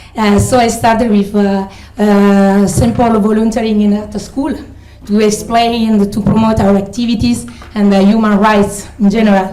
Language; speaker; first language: English; non-native, fluent; Italian